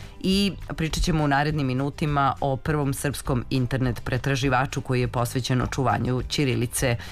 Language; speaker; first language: Serbian; native; Serbian